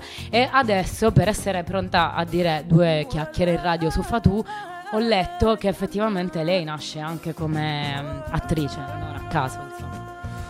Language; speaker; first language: Italian; native; Italian